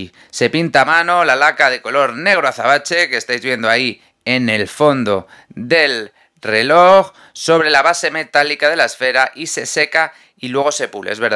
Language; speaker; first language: Spanish; native; Spanish